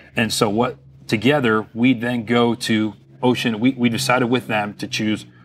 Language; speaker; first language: English; native; English